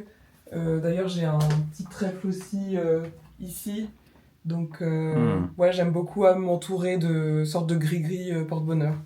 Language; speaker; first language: French; native; French